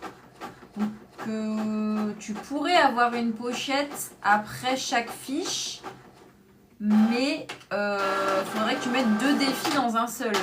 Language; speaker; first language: French; native; French